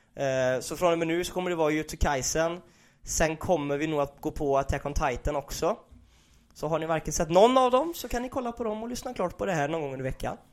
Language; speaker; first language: Swedish; native; Swedish